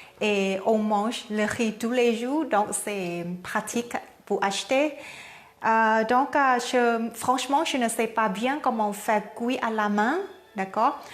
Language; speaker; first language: French; non-native, learner; Thai